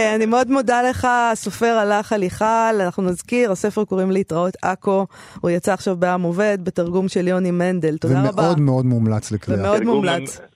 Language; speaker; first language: Hebrew; non-native, local second language; Arabic